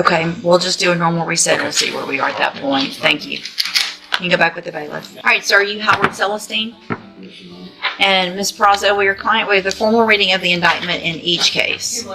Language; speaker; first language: English; native; English